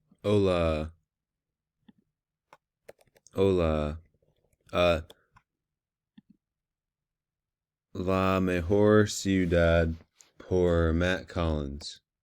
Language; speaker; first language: Spanish; non-native, learner; English